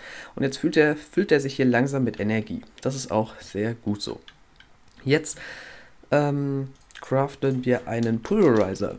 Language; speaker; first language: German; native; German